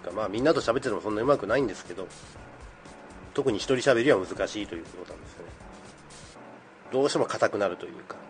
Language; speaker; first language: Japanese; native; Japanese